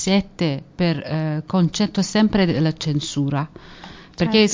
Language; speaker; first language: Italian; non-native, fluent; Persian